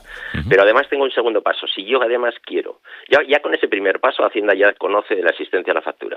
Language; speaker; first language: Spanish; native; Spanish